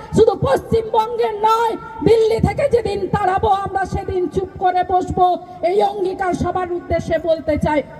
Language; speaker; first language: Bangla; non-native, local second language; Santali